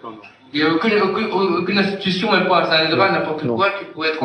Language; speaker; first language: French; native; French